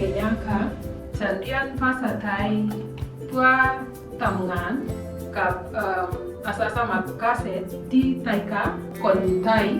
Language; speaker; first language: Thai; non-native, learner; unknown